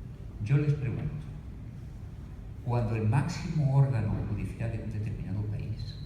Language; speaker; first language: Spanish; native; Spanish